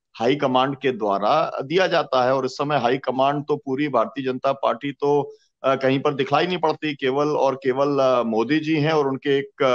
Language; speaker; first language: Hindi; native; Hindi